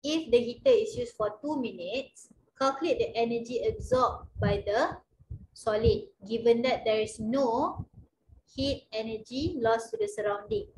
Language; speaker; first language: English; non-native, local second language; Malay